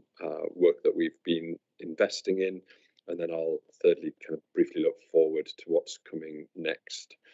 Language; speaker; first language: English; native; English